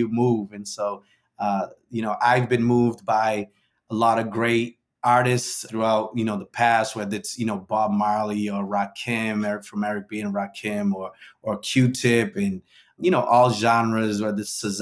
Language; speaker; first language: English; native; English